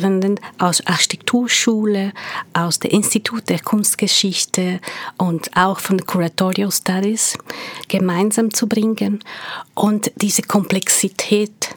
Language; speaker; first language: German; non-native, fluent; Portuguese